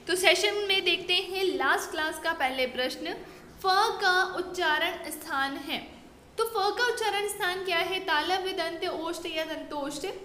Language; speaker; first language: Hindi; native; Hindi